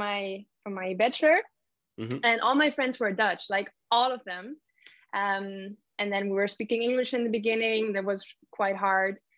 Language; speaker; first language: English; non-native, fluent; German